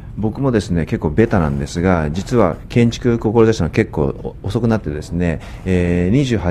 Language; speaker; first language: Japanese; native; Japanese